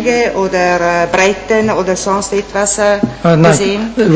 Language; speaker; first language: German; non-native, fluent; Italian